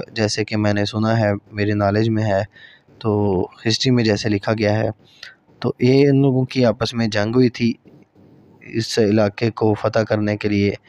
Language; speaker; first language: Urdu; non-native, local second language; Punjabi